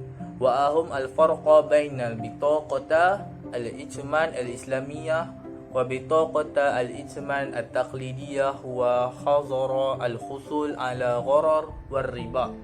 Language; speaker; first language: Arabic; non-native, learner; Malay